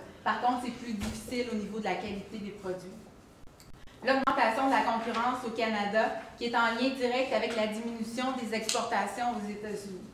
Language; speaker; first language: French; native; French